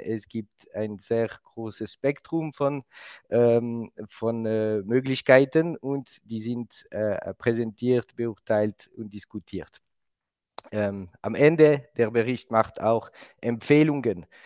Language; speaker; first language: German; non-native, local second language; French